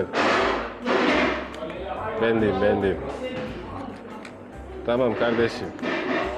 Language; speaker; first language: Turkish; non-native, learner; Italian